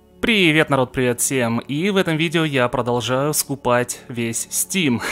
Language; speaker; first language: Russian; native; Russian